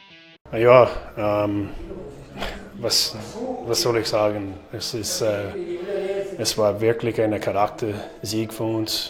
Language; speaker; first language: German; non-native, learner; English